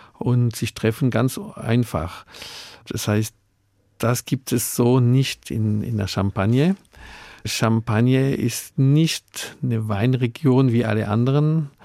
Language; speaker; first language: German; non-native, local second language; Swiss German